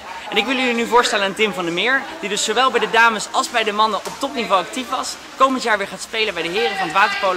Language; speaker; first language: Dutch; native; Dutch